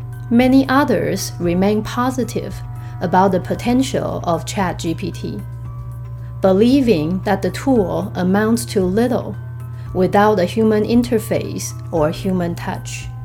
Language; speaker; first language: English; non-native, fluent; Chinese